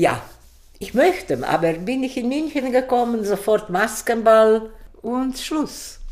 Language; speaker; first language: German; non-native, learner; Croatian